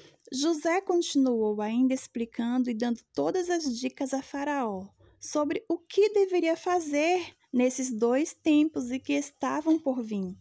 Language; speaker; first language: Portuguese; native; Portuguese